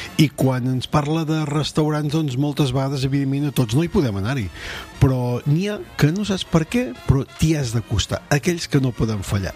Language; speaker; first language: Catalan; native; Catalan